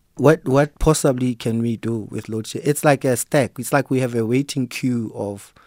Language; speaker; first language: English; non-native, local second language; Southern Sotho